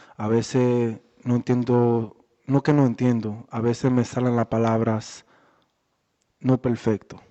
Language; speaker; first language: Spanish; early bilingual, heritage; Spanish